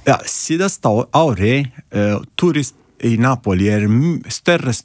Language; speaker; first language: Icelandic; non-native, learner; Italian